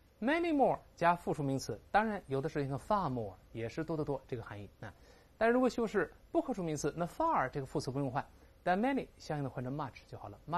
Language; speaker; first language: Chinese; native; Chinese